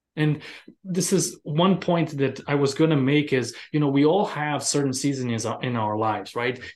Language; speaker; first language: English; non-native, fluent; Romanian